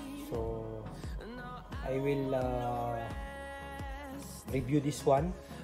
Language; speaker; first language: English; non-native, local second language; Filipino